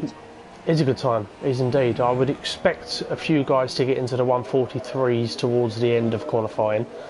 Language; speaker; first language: English; native; English